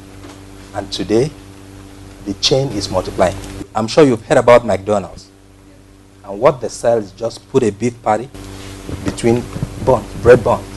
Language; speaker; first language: English; non-native, local second language; Ibibio